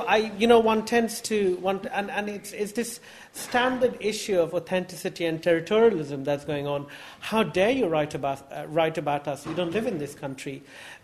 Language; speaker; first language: English; non-native, local second language; Bangla